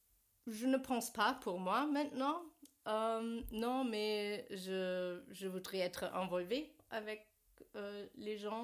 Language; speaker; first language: French; non-native, learner; German